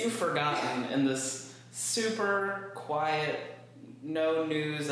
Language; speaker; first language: English; native; English